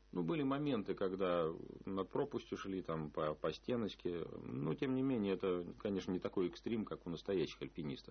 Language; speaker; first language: Russian; native; Russian